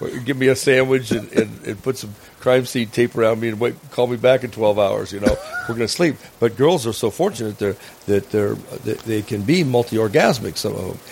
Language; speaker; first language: English; native; English